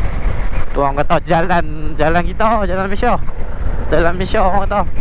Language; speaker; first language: Malay; native; Malay